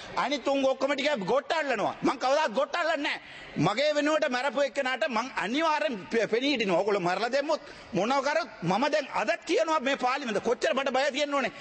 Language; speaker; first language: Sinhala; non-native, local second language; Tamil